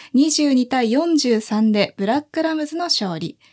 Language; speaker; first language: Japanese; native; Japanese